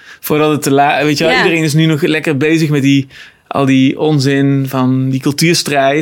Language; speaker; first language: Dutch; native; Dutch